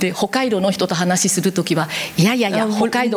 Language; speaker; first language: Japanese; non-native, learner; Korean